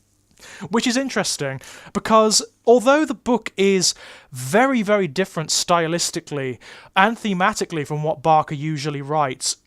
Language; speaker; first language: English; native; English